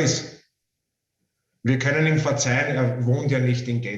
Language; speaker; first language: German; native; German